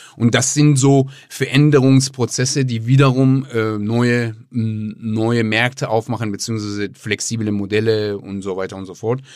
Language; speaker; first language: German; non-native, fluent; Persian